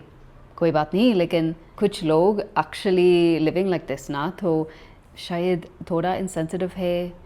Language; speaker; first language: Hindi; non-native, learner; English